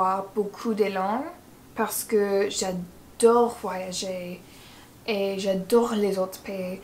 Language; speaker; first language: French; non-native, learner; English